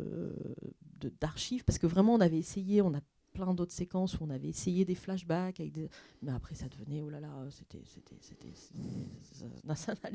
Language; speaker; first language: French; native; French